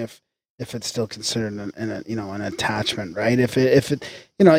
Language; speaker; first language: English; native; English